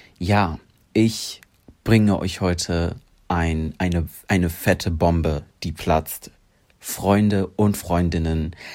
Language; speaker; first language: German; early bilingual, other home language; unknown